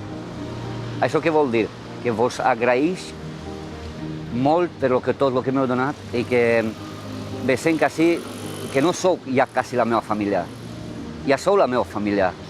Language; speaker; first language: Catalan; early bilingual, other home language; Romanian